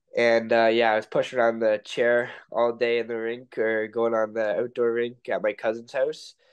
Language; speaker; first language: English; native; English